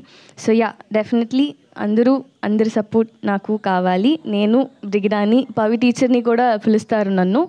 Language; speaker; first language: Telugu; non-native, learner; Tamil